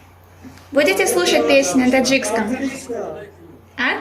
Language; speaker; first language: Russian; native; Russian